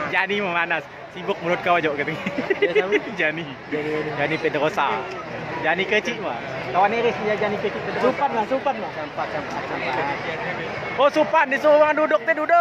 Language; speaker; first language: Indonesian; native; Indonesian